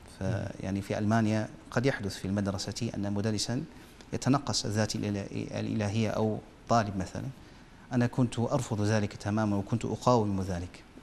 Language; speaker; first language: Arabic; non-native, fluent; German